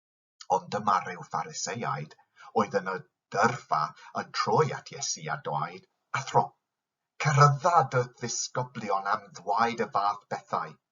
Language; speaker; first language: Welsh; non-native, fluent; English